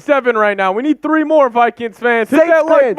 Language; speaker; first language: English; native; English